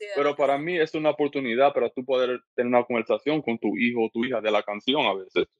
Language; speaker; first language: Spanish; early bilingual, heritage; Spanish